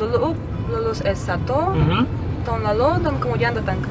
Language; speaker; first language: Indonesian; non-native, fluent; Bulgarian